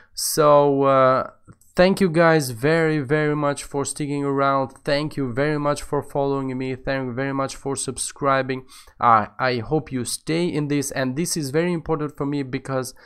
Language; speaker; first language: English; non-native, fluent; Albanian